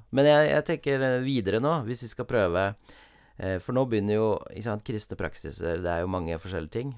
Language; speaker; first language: Norwegian; early bilingual, heritage; Norwegian